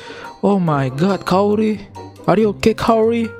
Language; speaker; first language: English; non-native, learner; Indonesian